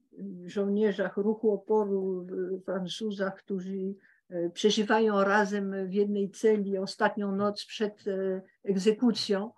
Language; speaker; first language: Polish; early bilingual, heritage; Polish